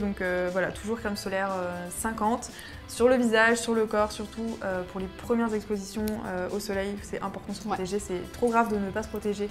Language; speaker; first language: French; native; French